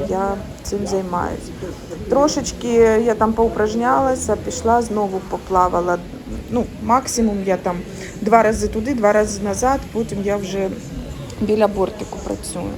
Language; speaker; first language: Ukrainian; non-native, local second language; Russian